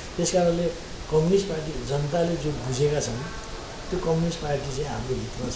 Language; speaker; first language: Nepali; native; Nepali